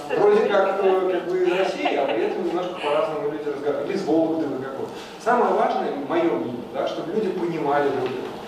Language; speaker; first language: Russian; native; Russian